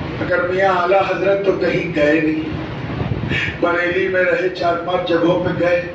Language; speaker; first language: Urdu; native; Urdu